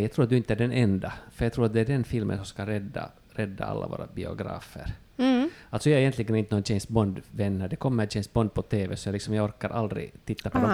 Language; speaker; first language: Swedish; non-native, local second language; Finnish